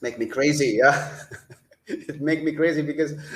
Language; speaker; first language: English; non-native, learner; Indonesian